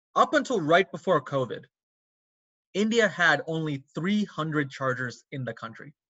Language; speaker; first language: English; non-native, local second language; Tamil